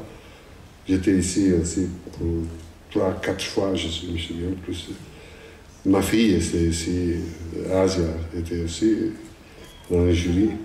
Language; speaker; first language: French; non-native, fluent; Italian